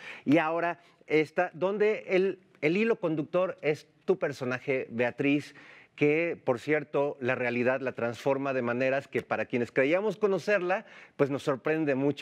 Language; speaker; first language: Spanish; native; Spanish